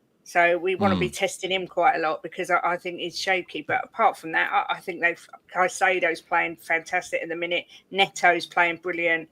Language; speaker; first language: English; native; English